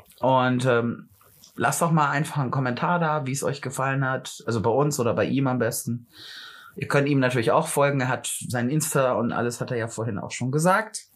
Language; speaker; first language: German; native; German